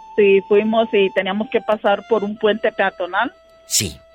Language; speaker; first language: Spanish; native; Spanish